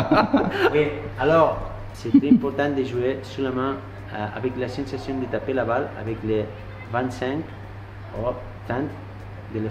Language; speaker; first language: French; non-native, learner; Spanish